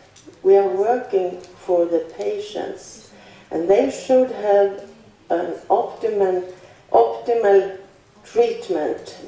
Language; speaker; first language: English; non-native, fluent; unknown